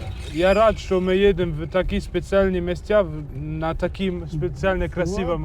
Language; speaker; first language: Russian; non-native, learner; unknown